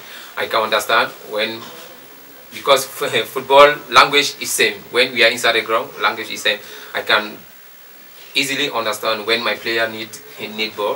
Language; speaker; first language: English; non-native, learner; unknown